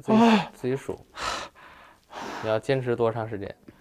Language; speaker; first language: Chinese; native; Chinese